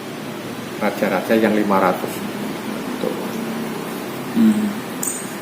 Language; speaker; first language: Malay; non-native, local second language; Javanese